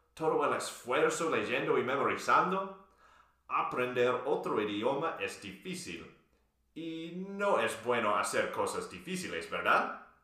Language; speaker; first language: Spanish; non-native, fluent; English